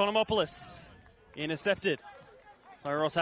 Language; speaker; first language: English; native; English